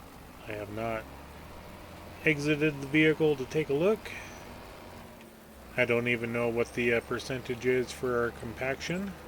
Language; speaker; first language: English; native; English